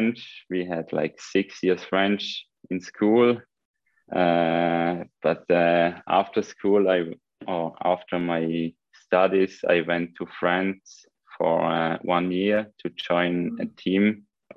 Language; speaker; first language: English; non-native, fluent; Swiss German